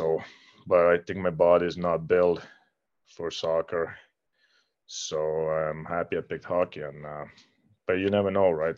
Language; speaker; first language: English; non-native, fluent; Finnish